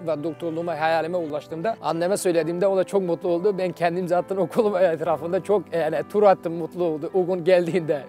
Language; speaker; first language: Turkish; non-native, fluent; Persian